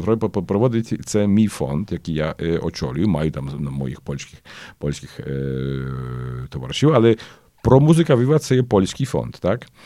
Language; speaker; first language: Ukrainian; early bilingual, heritage; Ukrainian